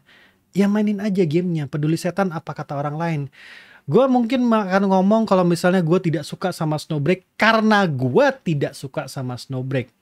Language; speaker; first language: Indonesian; native; Indonesian